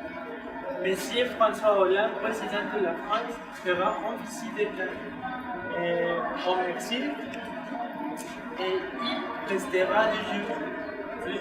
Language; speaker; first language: French; non-native, learner; Spanish